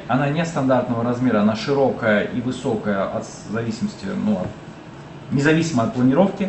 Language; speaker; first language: Russian; native; Russian